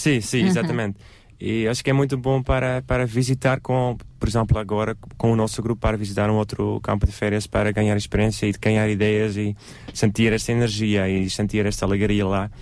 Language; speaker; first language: Portuguese; non-native, learner; Dutch